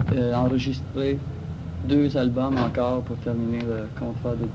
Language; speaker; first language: French; native; French